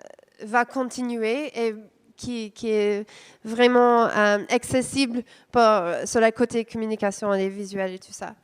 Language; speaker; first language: French; non-native, fluent; English